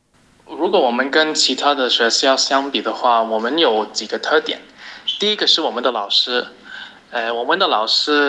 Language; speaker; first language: Chinese; non-native, fluent; English